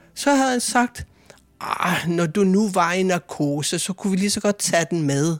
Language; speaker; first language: Swedish; non-native, fluent; Kalaallisut